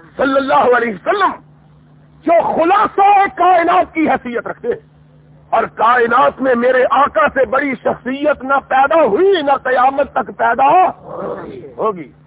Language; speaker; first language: Urdu; non-native, local second language; Punjabi